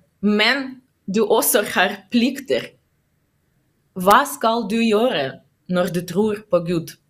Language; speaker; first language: Norwegian; non-native, learner; Russian